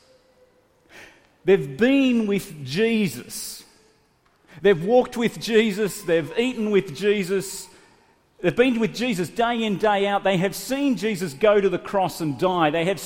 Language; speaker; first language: English; native; English